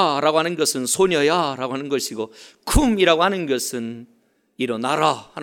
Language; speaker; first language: Korean; native; Korean